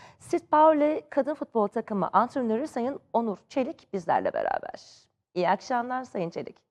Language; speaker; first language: Turkish; native; Turkish